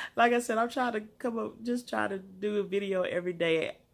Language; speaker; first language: English; native; English